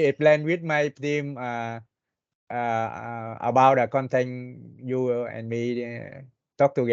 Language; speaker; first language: English; non-native, learner; Vietnamese